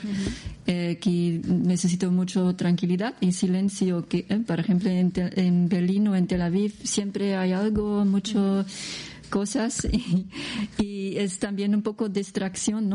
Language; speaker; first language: Spanish; non-native, learner; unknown